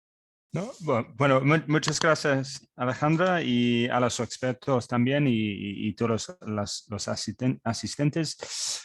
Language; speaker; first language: Spanish; non-native, learner; English